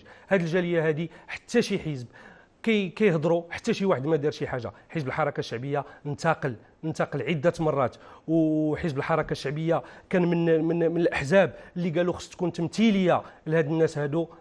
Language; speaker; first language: Arabic; native; Arabic